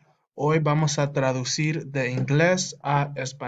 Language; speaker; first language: Spanish; non-native, fluent; English